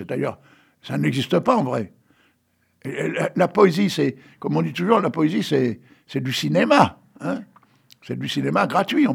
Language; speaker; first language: French; native; French